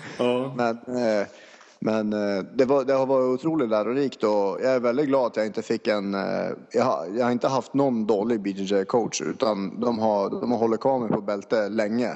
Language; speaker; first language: Swedish; native; Swedish